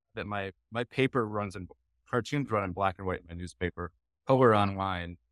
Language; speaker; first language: English; non-native, fluent; Dutch